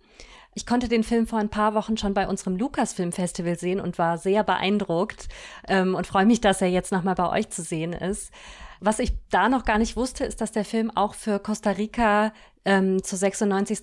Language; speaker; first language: German; native; German